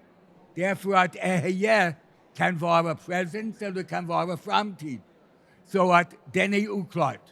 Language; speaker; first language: Swedish; non-native, fluent; English